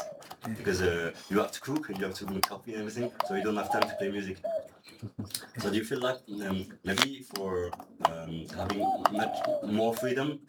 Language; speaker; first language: English; non-native, fluent; French